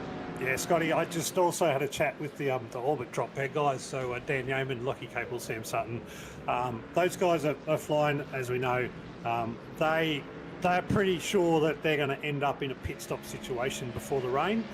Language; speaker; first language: English; native; English